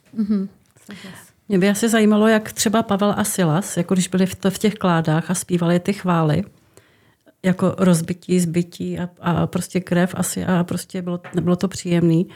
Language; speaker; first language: Czech; native; Czech